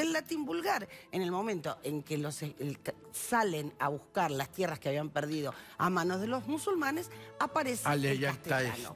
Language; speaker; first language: Spanish; native; Spanish